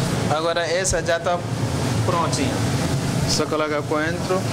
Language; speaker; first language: Portuguese; non-native, learner; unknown